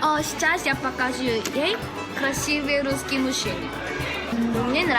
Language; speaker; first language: Russian; non-native, learner; Korean